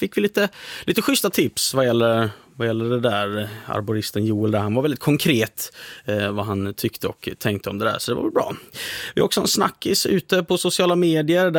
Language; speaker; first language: Swedish; native; Swedish